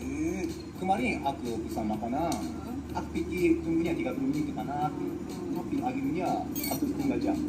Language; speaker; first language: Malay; non-native, fluent; Japanese